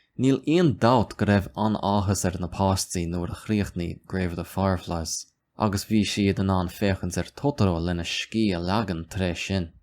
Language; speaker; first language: Irish; non-native, local second language; English